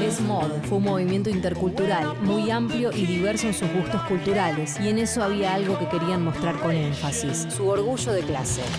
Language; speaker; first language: Spanish; native; Spanish